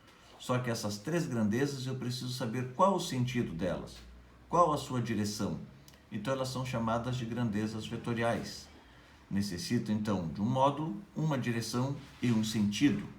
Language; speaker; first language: Portuguese; native; Portuguese